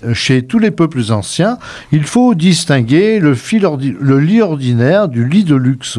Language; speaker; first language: French; native; French